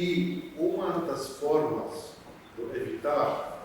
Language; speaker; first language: Portuguese; non-native, fluent; Polish